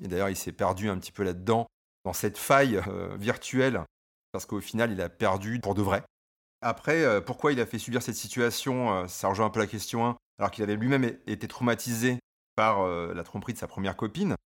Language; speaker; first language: French; native; French